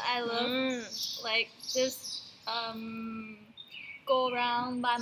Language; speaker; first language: English; non-native, learner; Thai